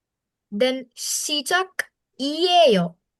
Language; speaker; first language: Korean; non-native, fluent; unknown